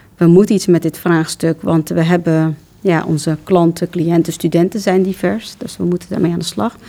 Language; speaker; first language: Dutch; early bilingual, other home language; Turkish